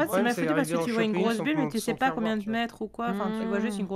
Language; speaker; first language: French; native; French